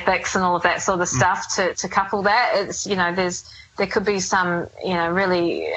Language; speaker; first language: English; native; English